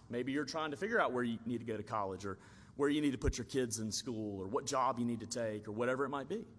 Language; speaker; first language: English; native; English